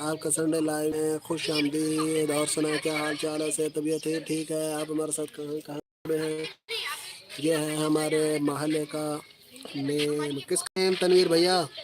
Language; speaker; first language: Urdu; non-native, local second language; Punjabi